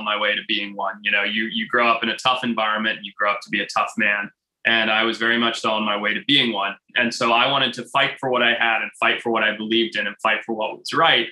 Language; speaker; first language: English; native; English